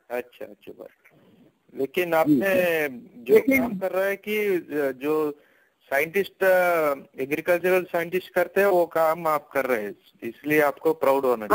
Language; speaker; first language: Hindi; non-native, local second language; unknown